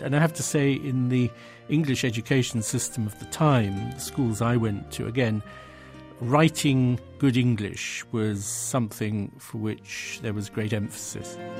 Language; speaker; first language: English; native; English